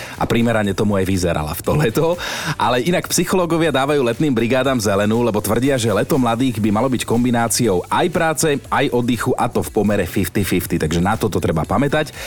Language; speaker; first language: Slovak; native; Slovak